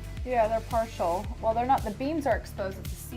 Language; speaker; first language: English; native; English